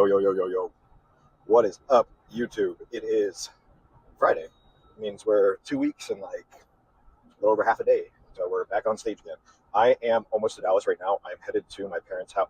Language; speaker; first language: English; native; English